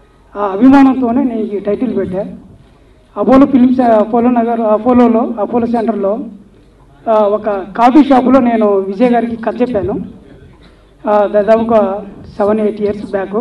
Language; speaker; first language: Telugu; native; Telugu